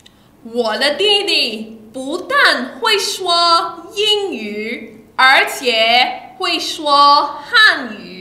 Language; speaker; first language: Chinese; non-native, fluent; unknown